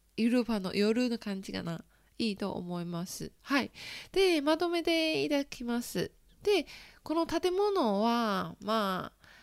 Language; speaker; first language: Japanese; non-native, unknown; Chinese